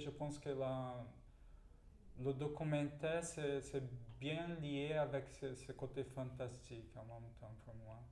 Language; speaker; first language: French; non-native, fluent; Portuguese